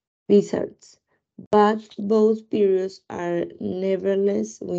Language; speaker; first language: English; non-native, learner; Spanish